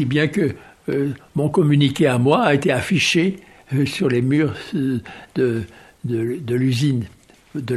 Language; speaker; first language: French; native; French